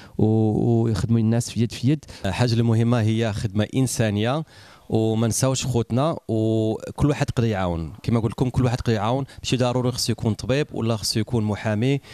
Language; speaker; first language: Arabic; early bilingual, heritage; Arabic